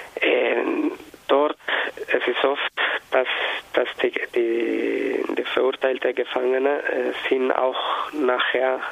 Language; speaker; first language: German; non-native, learner; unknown